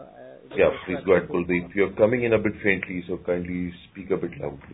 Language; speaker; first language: English; non-native, local second language; Urdu